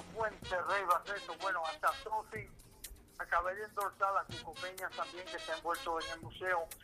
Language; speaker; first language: Spanish; early bilingual, heritage; Spanish